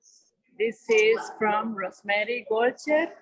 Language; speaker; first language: English; non-native, fluent; Spanish